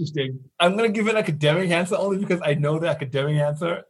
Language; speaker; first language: English; non-native, local second language; Shona